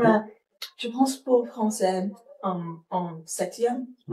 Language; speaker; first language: French; non-native, learner; English